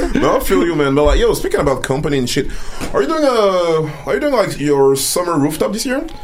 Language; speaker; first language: English; early bilingual, other home language; French